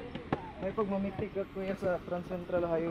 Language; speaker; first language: Filipino; non-native, local second language; Cebuano